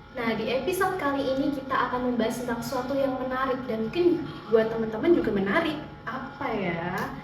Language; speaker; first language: Indonesian; native; Indonesian